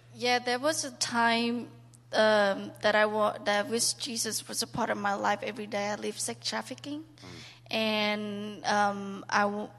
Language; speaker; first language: English; non-native, learner; Khmer